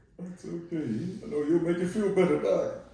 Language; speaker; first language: English; native; English